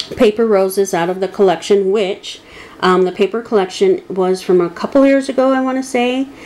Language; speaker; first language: English; native; English